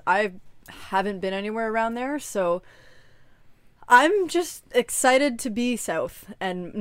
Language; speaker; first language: English; native; English